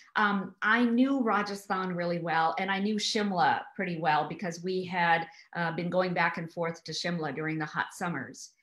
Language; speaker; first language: English; early bilingual, other home language; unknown